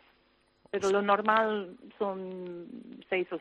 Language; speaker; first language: Spanish; non-native, fluent; English